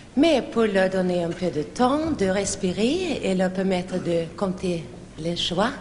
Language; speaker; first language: French; non-native, fluent; Swedish